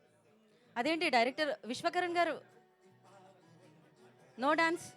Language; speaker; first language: Telugu; native; Telugu